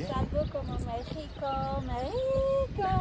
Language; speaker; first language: Spanish; non-native, fluent; French